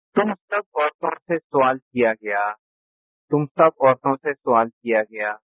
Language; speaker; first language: Urdu; native; Urdu